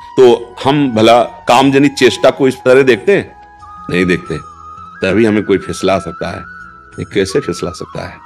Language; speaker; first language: Hindi; native; Hindi